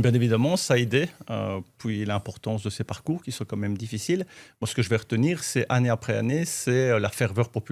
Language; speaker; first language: French; native; French